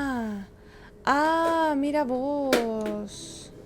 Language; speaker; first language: Spanish; native; Spanish